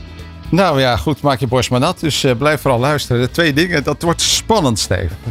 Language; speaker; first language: Dutch; native; Dutch